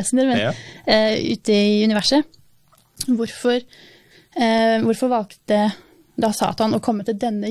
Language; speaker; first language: Norwegian; native; Norwegian